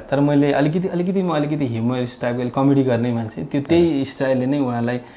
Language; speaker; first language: Nepali; native; Nepali